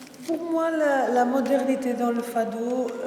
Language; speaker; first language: French; non-native, fluent; Portuguese